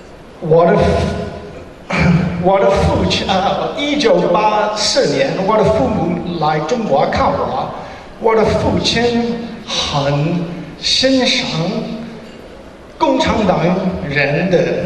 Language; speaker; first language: Chinese; non-native, learner; English